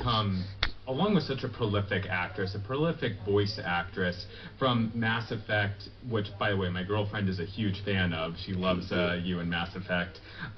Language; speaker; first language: English; native; English